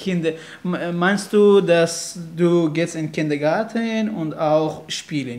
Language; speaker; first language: German; non-native, fluent; Persian